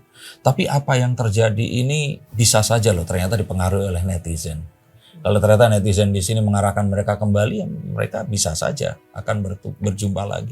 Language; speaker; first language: Indonesian; native; Indonesian